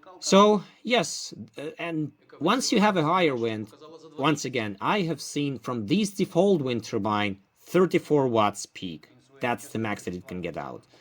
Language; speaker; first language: English; non-native, fluent; Ukrainian